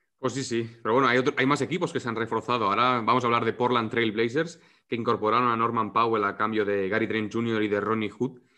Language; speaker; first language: Spanish; non-native, local second language; Catalan